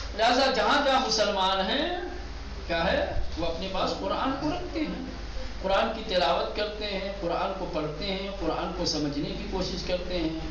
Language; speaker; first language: Urdu; native; Urdu